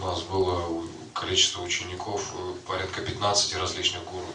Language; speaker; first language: Russian; native; Russian